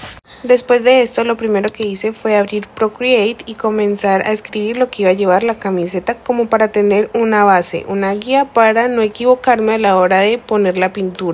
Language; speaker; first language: Spanish; native; Spanish